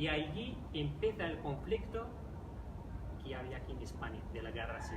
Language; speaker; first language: Spanish; non-native, fluent; Riffian